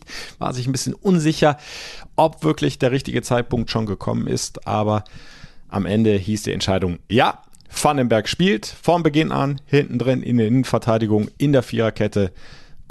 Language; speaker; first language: German; native; German